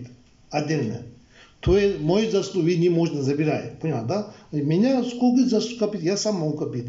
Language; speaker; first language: Russian; non-native, learner; Tibetan